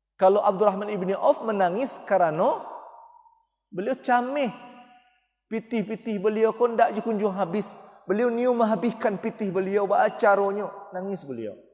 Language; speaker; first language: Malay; non-native, local second language; Minangkabau